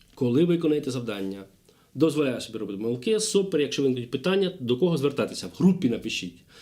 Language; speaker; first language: Ukrainian; non-native, local second language; Russian